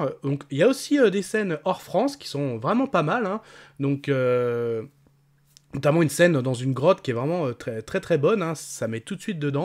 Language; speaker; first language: French; native; French